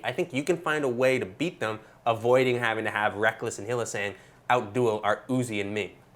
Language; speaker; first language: English; native; English